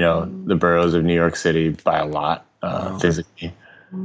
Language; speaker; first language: English; non-native, local second language; Cantonese